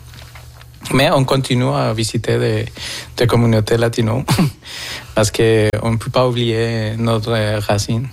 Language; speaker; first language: French; non-native, fluent; Spanish